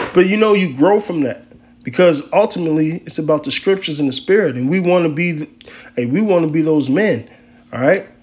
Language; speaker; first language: English; native; English